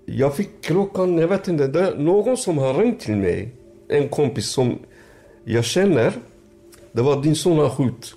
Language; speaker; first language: Swedish; non-native, learner; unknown